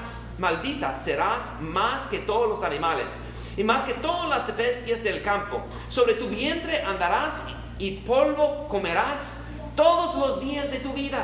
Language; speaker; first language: Spanish; non-native, fluent; English